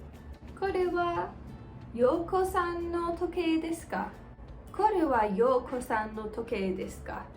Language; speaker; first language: Japanese; non-native, fluent; English